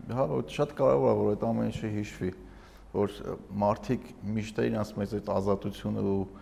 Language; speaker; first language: Armenian; native; Armenian